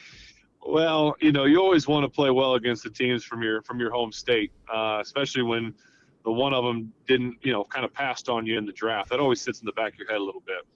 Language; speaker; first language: English; native; English